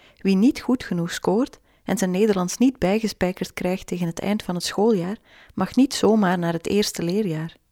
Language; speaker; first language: Dutch; native; Dutch